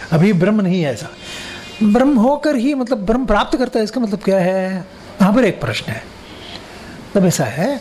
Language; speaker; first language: Hindi; non-native, local second language; Kannada